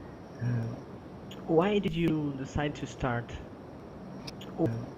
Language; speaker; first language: English; non-native, fluent; Portuguese